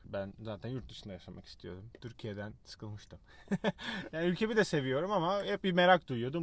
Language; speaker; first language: Turkish; native; Turkish